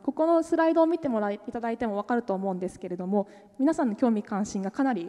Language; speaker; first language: Japanese; native; Japanese